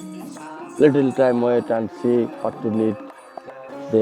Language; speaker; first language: English; non-native, learner; Bangla